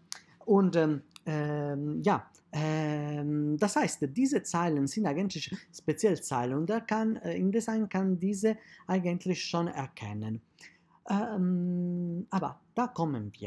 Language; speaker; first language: German; non-native, fluent; Italian